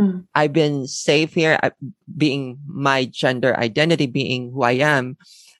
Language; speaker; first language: English; non-native, local second language; Filipino